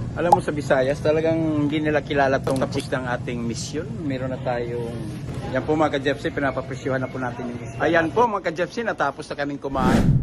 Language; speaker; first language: Filipino; non-native, local second language; Waray